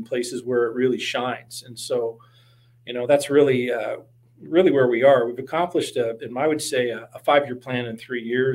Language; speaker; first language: English; native; English